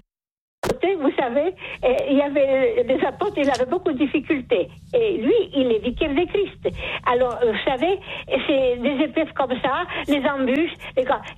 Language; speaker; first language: French; non-native, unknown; Polish